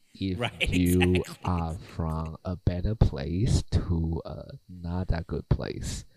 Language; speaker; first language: English; non-native, fluent; Chinese